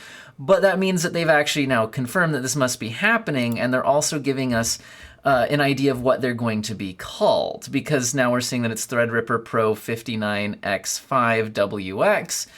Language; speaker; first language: English; native; English